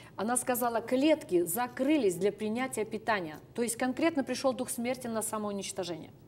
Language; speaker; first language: Russian; native; Russian